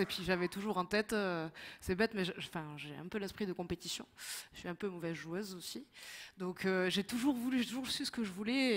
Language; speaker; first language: French; native; French